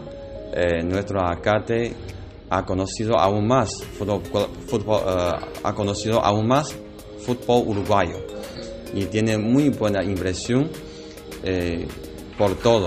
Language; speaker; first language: Spanish; non-native, fluent; Chinese